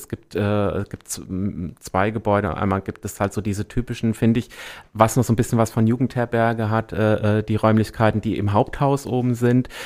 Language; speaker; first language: German; native; German